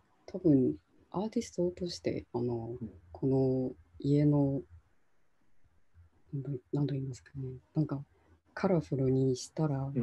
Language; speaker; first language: Japanese; non-native, local second language; Chinese